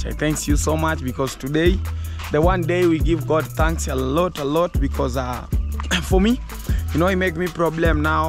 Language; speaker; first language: English; non-native, learner; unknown